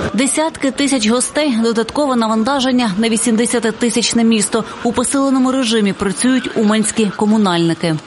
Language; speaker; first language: Ukrainian; native; Ukrainian